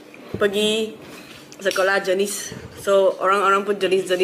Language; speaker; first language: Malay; non-native, local second language; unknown